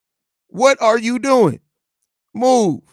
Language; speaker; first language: English; native; English